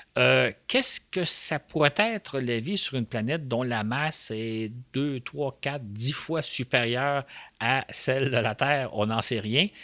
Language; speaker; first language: French; native; French